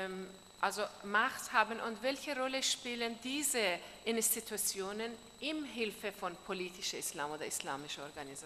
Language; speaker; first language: German; non-native, learner; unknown